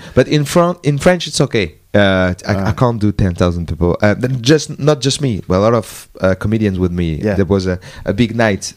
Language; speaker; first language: English; non-native, fluent; French